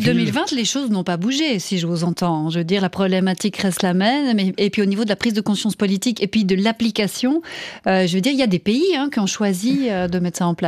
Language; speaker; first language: French; native; French